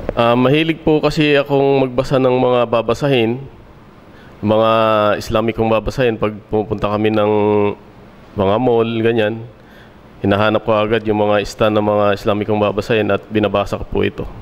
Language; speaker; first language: Filipino; native; Filipino